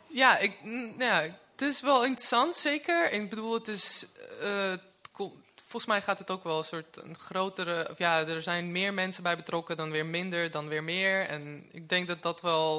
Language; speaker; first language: Dutch; non-native, fluent; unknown